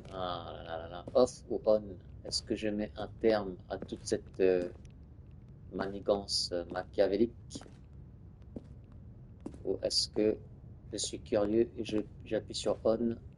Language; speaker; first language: French; native; French